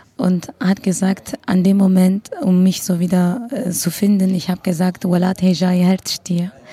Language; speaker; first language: German; non-native, fluent; Kurdish